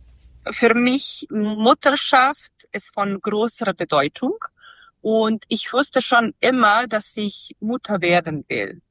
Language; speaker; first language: German; non-native, fluent; Serbian